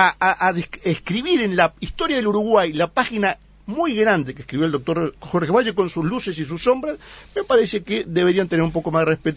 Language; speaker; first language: Spanish; native; Spanish